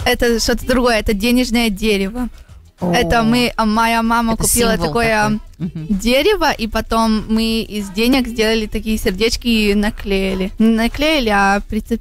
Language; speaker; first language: Russian; early bilingual, heritage; Russian